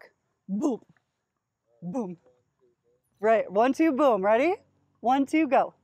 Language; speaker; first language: English; native; English